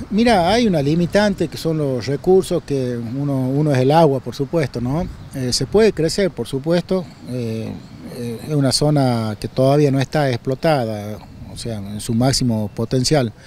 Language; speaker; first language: Spanish; native; Spanish